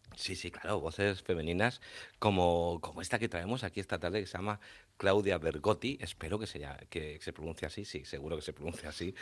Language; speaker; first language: Spanish; native; Spanish